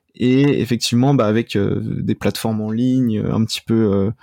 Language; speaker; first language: French; native; French